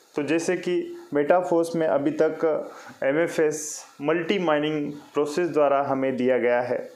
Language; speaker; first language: Hindi; non-native, local second language; Marathi